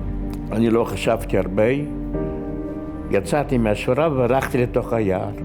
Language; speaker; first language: Hebrew; non-native, fluent; Yiddish